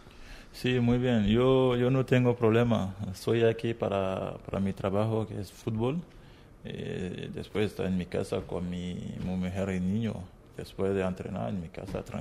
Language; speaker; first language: Spanish; non-native, learner; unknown